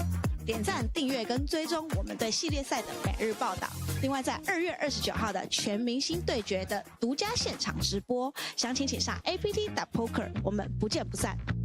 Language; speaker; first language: Chinese; native; Chinese